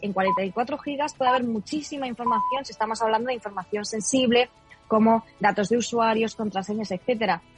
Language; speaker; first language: Spanish; native; Spanish